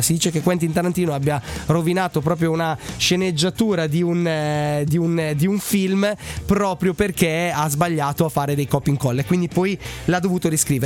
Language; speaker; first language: Italian; native; Italian